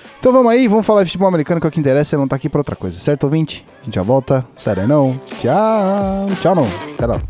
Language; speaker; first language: Portuguese; native; Portuguese